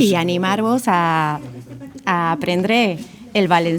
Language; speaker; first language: Catalan; non-native, fluent; Spanish